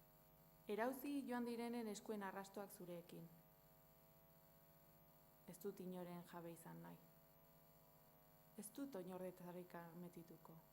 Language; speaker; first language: Basque; native; Basque